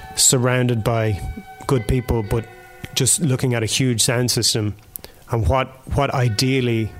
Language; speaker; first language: English; native; English